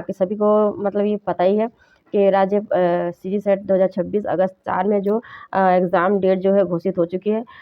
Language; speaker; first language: Hindi; native; Hindi